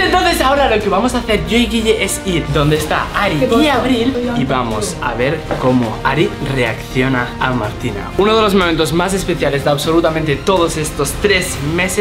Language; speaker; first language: Spanish; native; Spanish